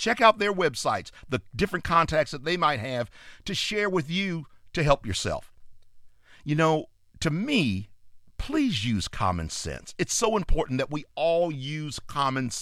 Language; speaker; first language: English; native; English